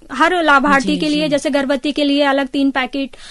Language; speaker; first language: Hindi; native; Hindi